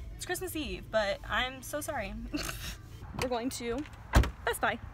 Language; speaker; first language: English; native; English